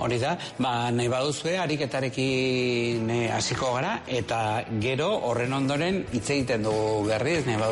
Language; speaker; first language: Basque; native; Basque